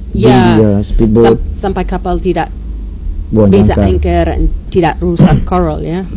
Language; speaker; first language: Indonesian; non-native, learner; English